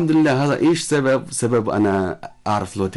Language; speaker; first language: Arabic; non-native, learner; Chinese